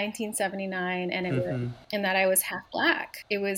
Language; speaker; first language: English; native; English